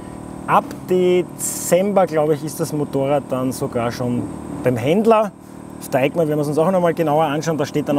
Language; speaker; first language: German; native; German